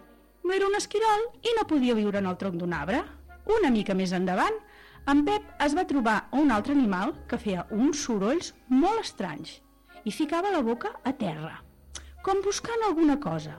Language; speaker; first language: Catalan; native; Catalan